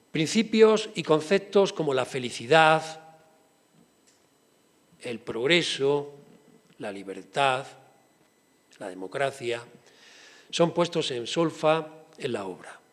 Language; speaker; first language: Spanish; native; Spanish